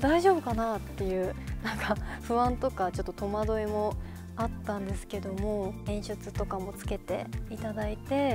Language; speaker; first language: Japanese; native; Japanese